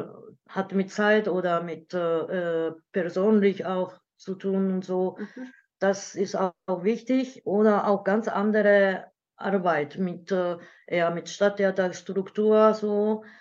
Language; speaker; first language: German; non-native, learner; Japanese